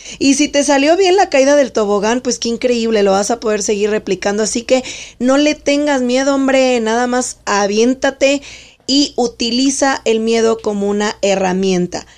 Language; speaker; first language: Spanish; native; Spanish